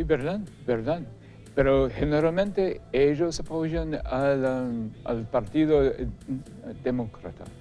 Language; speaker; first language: Spanish; non-native, fluent; English